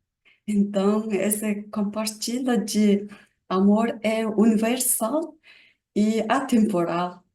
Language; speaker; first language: Portuguese; non-native, learner; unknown